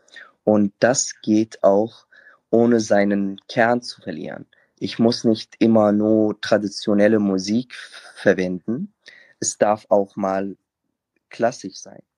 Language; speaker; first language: German; non-native, fluent; Arabic